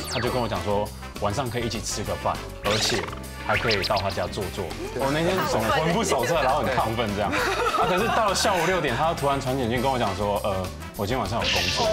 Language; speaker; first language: Chinese; native; Chinese